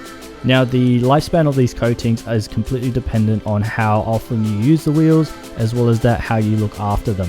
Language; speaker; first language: English; native; English